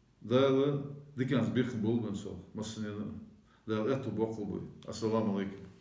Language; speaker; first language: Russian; non-native, local second language; Ingush